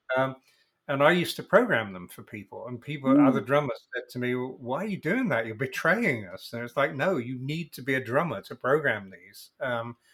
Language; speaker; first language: English; native; English